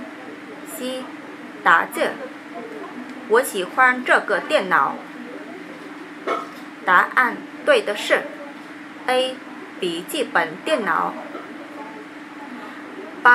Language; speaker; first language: Chinese; non-native, learner; Vietnamese